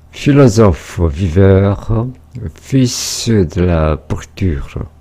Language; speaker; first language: French; non-native, fluent; Korean